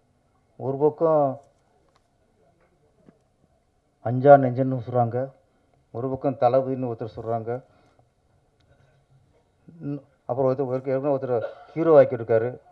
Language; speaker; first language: Tamil; native; Tamil